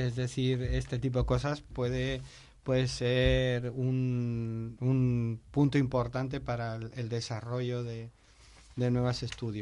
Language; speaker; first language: Spanish; native; Spanish